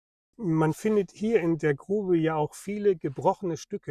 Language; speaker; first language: German; native; German